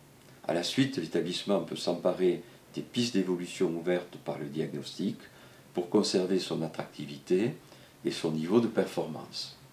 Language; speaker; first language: French; native; French